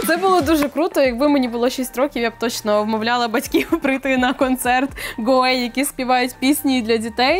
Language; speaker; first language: Ukrainian; native; Ukrainian